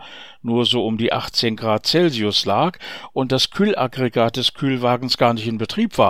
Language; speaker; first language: German; native; German